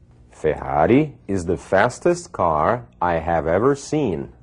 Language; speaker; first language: English; non-native, fluent; Portuguese